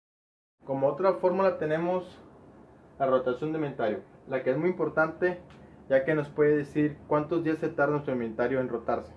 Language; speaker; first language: Spanish; native; Spanish